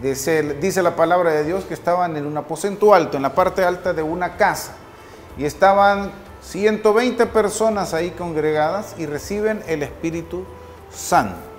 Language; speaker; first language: Spanish; native; Spanish